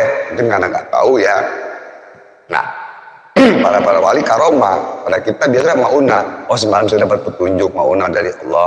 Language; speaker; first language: Indonesian; native; Indonesian